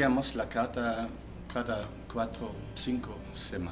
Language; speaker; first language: Spanish; non-native, fluent; German